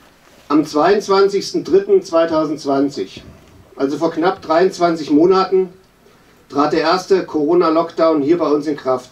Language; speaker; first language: German; native; German